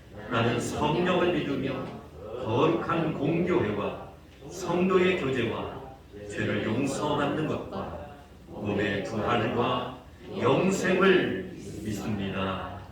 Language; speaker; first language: Korean; native; Korean